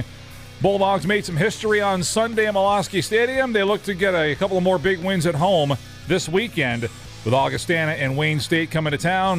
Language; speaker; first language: English; native; English